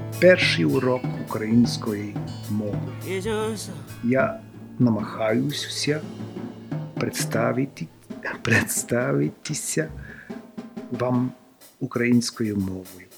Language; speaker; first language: Ukrainian; non-native, learner; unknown